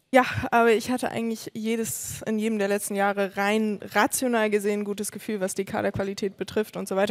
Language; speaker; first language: German; native; German